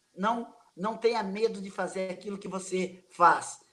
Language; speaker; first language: Portuguese; native; Portuguese